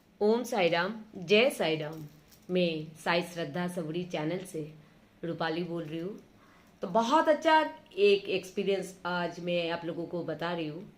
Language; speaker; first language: Hindi; non-native, local second language; Marathi